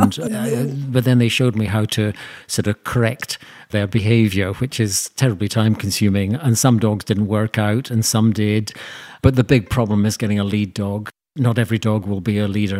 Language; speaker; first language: English; native; English